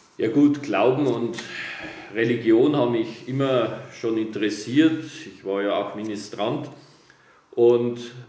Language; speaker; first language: German; native; German